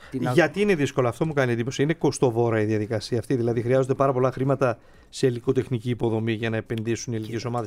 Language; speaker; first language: Greek; native; Greek